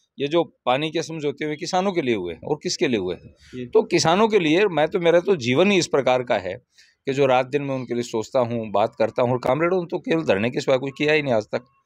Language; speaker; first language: Hindi; native; Hindi